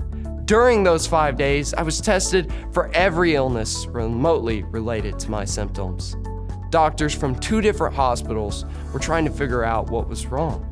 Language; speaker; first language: English; native; English